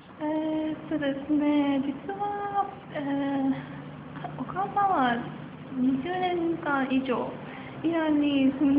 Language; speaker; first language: Japanese; non-native, learner; Persian